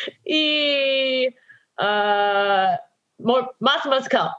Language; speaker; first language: Spanish; non-native, learner; English